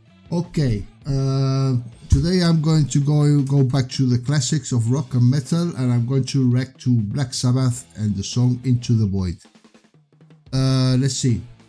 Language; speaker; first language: English; non-native, fluent; Spanish